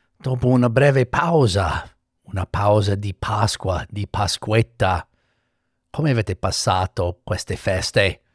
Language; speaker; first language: Italian; non-native, fluent; English